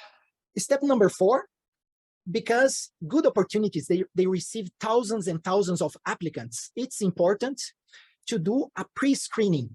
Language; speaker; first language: English; non-native, fluent; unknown